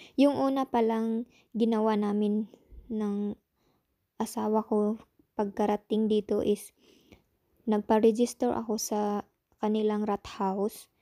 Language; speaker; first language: Filipino; non-native, local second language; Cebuano